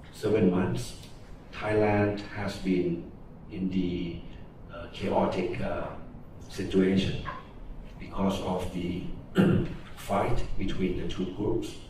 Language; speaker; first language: English; non-native, fluent; Thai